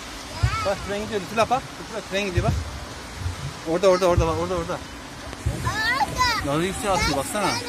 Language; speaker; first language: Turkish; native; Turkish